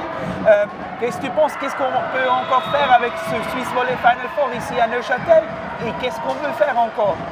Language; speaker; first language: French; non-native, fluent; German